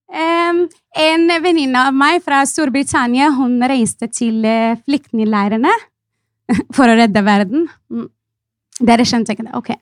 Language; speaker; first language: Norwegian; non-native, fluent; Arabic